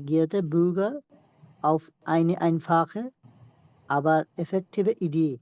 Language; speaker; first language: German; non-native, learner; Bangla